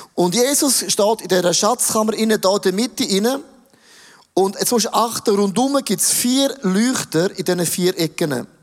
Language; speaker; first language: German; native; German